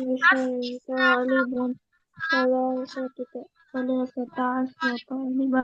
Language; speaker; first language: Arabic; non-native, learner; Bangla